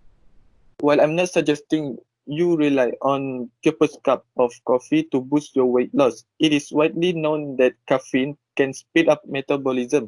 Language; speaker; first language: English; non-native, learner; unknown